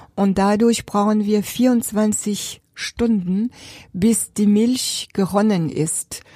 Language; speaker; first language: German; non-native, fluent; French